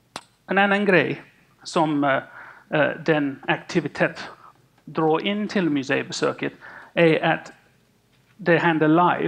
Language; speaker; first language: Swedish; non-native, fluent; English